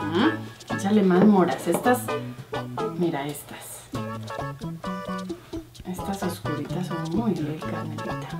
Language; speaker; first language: Spanish; native; Spanish